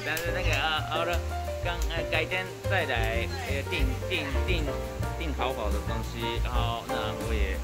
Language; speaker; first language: Chinese; non-native, fluent; Japanese